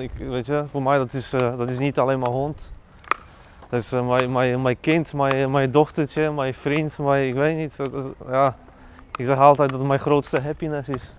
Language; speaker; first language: Dutch; non-native, learner; Polish